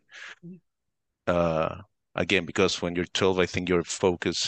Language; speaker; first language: English; non-native, fluent; Spanish